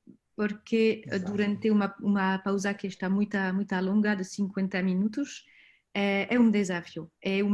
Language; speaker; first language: Portuguese; non-native, fluent; French